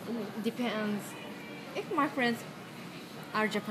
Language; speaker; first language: English; non-native, learner; Japanese